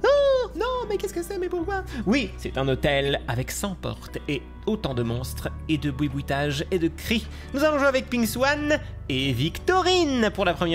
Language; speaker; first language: French; native; French